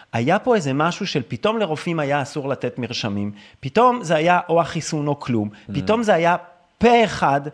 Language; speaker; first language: Hebrew; native; Hebrew